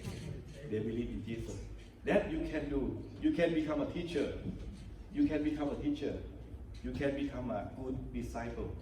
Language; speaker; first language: English; non-native, learner; Thai